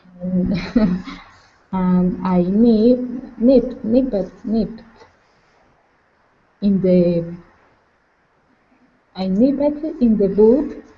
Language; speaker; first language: English; non-native, learner; Spanish